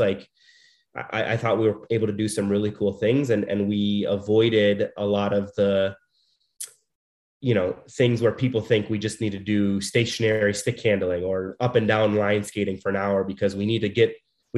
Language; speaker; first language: English; native; English